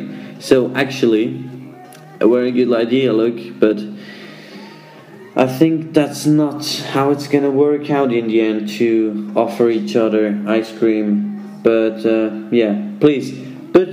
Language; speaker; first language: English; non-native, fluent; Swiss German